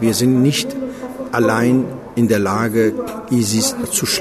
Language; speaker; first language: German; non-native, fluent; Kurdish